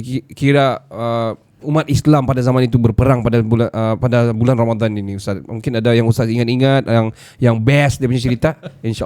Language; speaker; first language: Malay; native; Malay